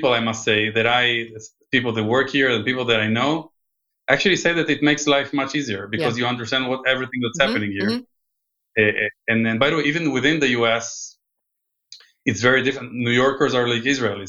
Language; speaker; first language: English; non-native, fluent; Hebrew